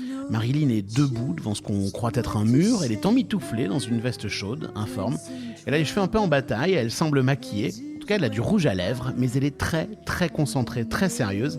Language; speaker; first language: French; native; French